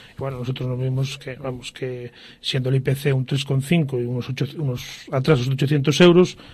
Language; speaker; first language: Spanish; non-native, local second language; Galician